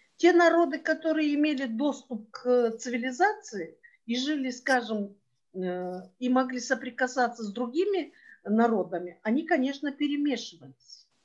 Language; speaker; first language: Russian; non-native, local second language; Kyrgyz